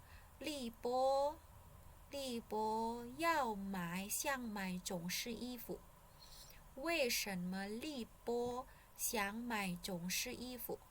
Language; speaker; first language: Chinese; non-native, fluent; Indonesian